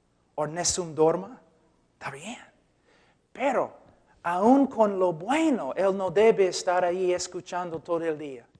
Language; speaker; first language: Spanish; non-native, fluent; English